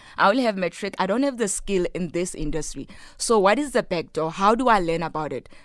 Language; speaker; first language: English; non-native, local second language; Tswana